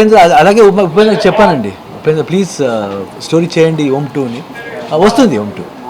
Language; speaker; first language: Telugu; non-native, learner; Kannada